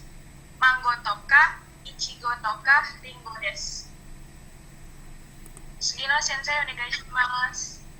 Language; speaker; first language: Japanese; non-native, learner; Indonesian